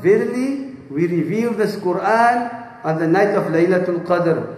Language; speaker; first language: English; native; English